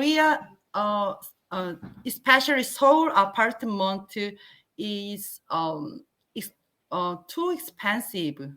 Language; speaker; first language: English; non-native, learner; Korean